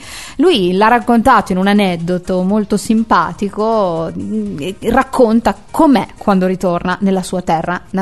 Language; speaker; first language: Italian; native; Italian